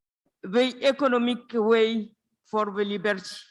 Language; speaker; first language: English; non-native, learner; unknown